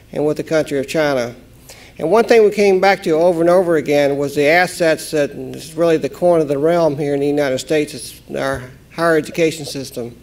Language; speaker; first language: English; native; English